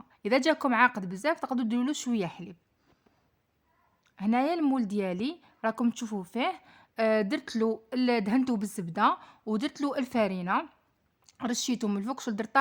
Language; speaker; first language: Arabic; native; Arabic